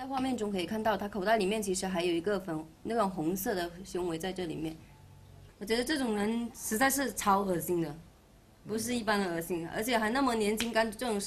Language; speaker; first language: Chinese; native; Chinese